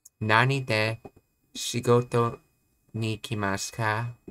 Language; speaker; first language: Japanese; non-native, learner; English